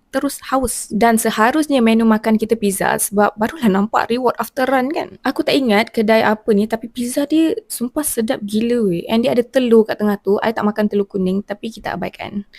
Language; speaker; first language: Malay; native; Malay